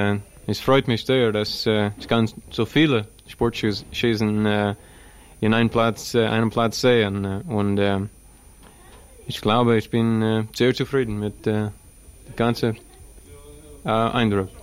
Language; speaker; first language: German; non-native, learner; English